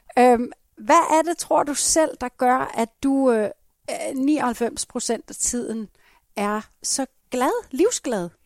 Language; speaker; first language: Danish; native; Danish